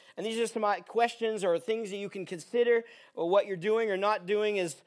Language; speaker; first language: English; native; English